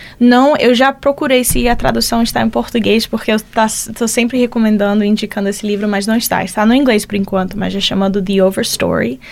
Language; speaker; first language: Portuguese; early bilingual, heritage; Portuguese